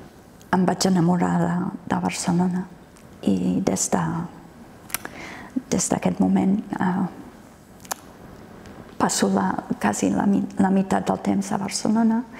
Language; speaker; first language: Catalan; non-native, fluent; English